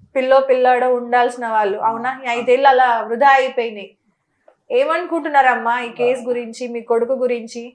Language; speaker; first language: Telugu; native; Telugu